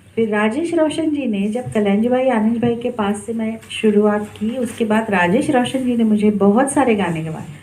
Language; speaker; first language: Hindi; non-native, local second language; Marathi